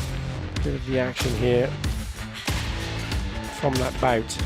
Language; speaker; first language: English; native; English